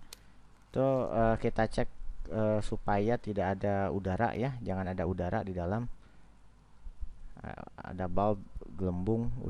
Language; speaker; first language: Indonesian; native; Indonesian